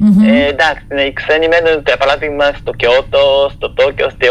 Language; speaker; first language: Greek; non-native, fluent; Japanese